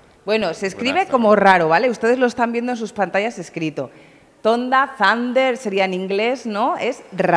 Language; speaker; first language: Spanish; native; Spanish